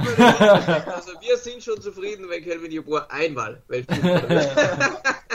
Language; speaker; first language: German; native; German